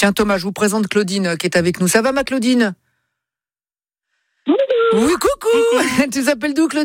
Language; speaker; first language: French; native; French